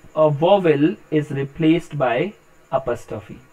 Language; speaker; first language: English; non-native, local second language; Hindi